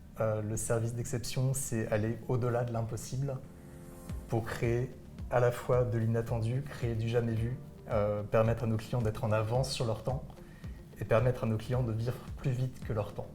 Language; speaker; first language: French; native; French